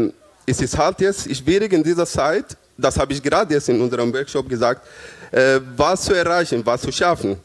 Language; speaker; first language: German; non-native, fluent; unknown